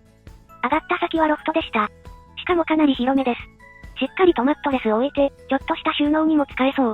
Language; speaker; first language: Japanese; native; Japanese